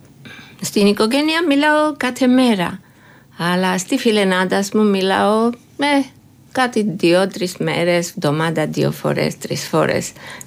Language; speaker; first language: Greek; non-native, fluent; Georgian